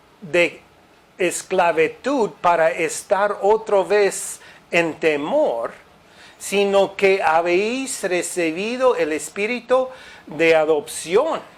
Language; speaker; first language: Spanish; non-native, fluent; English